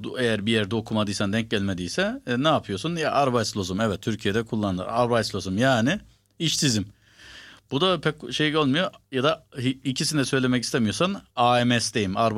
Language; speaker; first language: Turkish; early bilingual, heritage; Turkish